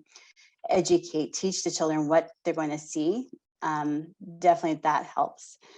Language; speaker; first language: English; native; English